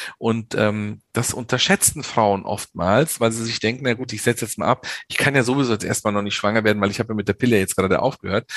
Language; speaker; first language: German; early bilingual, other home language; Italian